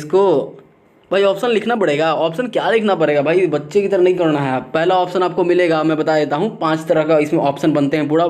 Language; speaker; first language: Hindi; native; Hindi